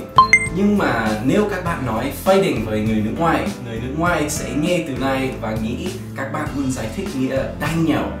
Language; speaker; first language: Vietnamese; non-native, fluent; English